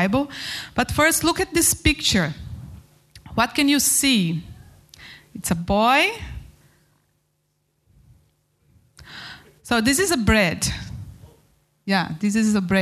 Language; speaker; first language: English; non-native, learner; Portuguese